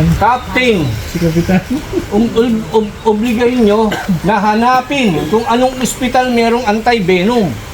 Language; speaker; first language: Filipino; native; Filipino